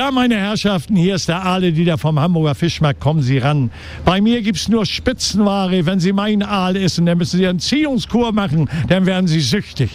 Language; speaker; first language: German; native; German